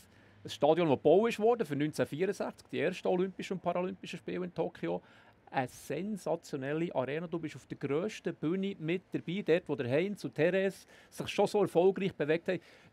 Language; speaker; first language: German; native; German